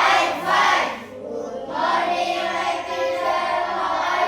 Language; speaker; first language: English; non-native, learner; Indonesian